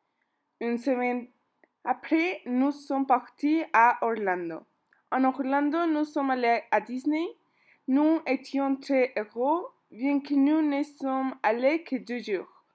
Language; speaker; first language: French; non-native, learner; Spanish